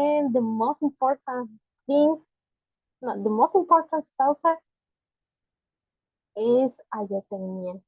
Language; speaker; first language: English; non-native, learner; Spanish